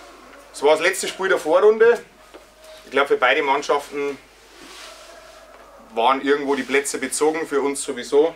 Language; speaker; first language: German; native; German